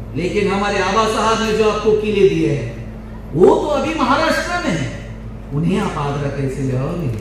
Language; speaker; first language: Hindi; non-native, local second language; Marathi